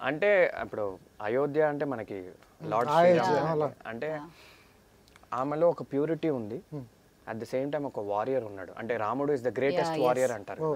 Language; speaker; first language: Telugu; native; Telugu